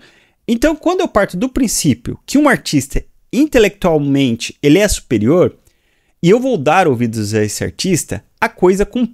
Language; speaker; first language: Portuguese; native; Portuguese